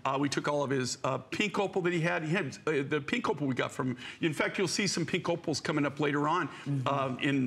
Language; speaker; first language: English; native; English